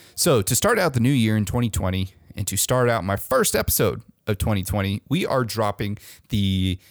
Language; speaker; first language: English; native; English